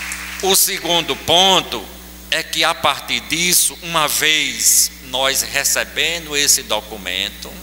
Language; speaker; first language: Portuguese; native; Portuguese